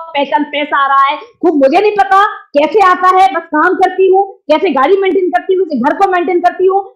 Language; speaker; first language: Hindi; native; Hindi